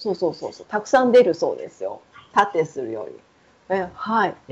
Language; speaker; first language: Japanese; native; Japanese